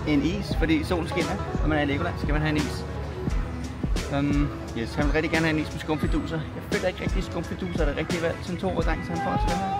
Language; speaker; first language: Danish; native; Danish